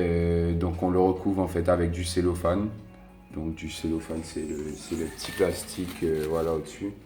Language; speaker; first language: French; native; French